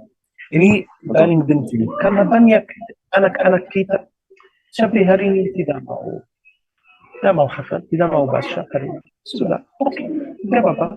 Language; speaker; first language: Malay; non-native, learner; Arabic